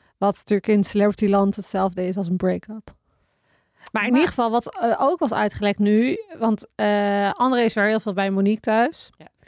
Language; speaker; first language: Dutch; native; Dutch